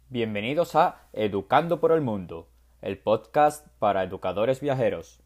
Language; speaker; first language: Spanish; native; Spanish